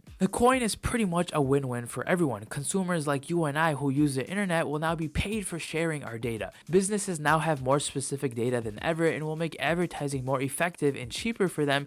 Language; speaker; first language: English; native; English